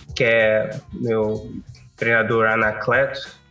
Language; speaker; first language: Portuguese; non-native, local second language; Kabuverdianu